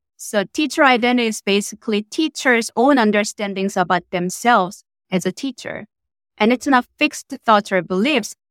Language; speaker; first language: English; non-native, fluent; Korean